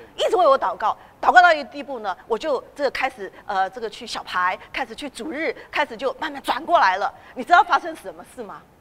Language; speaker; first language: Chinese; native; Chinese